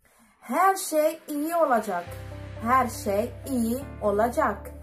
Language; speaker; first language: Turkish; non-native, fluent; Arabic